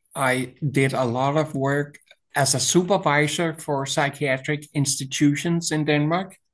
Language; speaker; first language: English; non-native, fluent; Danish